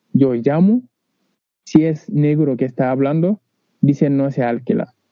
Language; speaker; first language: Spanish; non-native, learner; Wolof